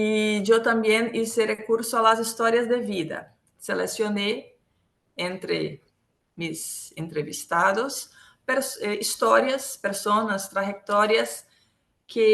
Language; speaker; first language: Spanish; non-native, local second language; Portuguese